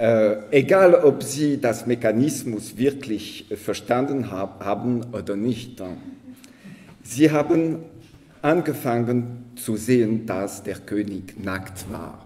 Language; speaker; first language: German; non-native, local second language; French